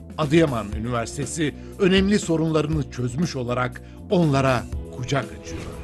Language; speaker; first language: Turkish; native; Turkish